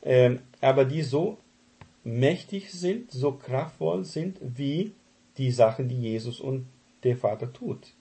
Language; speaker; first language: German; non-native, fluent; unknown